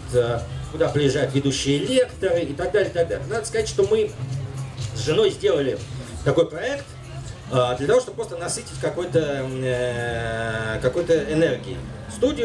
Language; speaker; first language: Russian; native; Russian